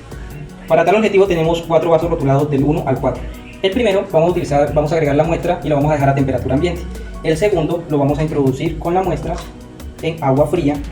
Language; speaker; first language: Spanish; native; Spanish